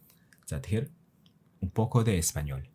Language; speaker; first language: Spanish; non-native, fluent; Mongolian